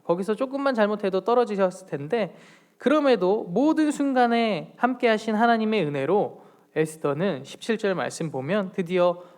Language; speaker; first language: Korean; native; Korean